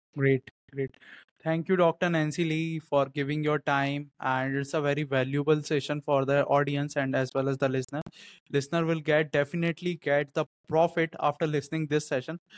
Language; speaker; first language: English; non-native, local second language; Hindi